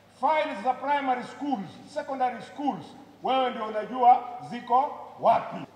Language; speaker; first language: Swahili; non-native, local second language; Luyia